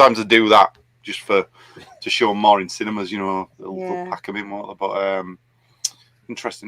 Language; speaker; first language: English; native; English